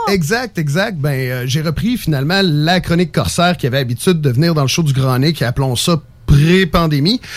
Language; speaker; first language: French; native; French